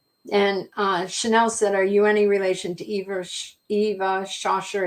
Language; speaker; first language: English; native; English